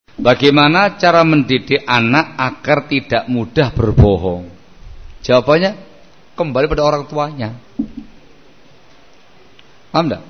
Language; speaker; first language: Indonesian; non-native, local second language; Javanese